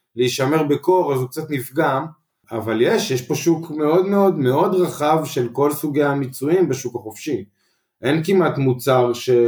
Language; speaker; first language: Hebrew; native; Hebrew